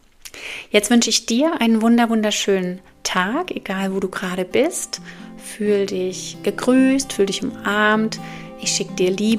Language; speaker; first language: German; native; German